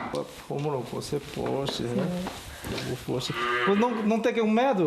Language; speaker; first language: Portuguese; non-native, learner; Korean